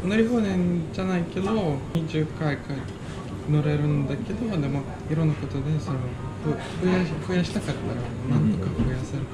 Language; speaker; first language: Japanese; non-native, fluent; Latvian